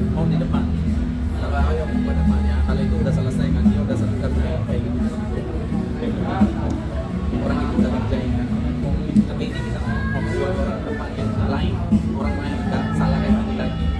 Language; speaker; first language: Indonesian; non-native, learner; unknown